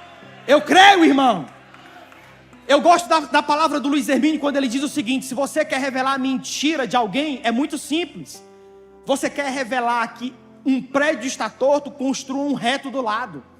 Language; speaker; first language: Portuguese; native; Portuguese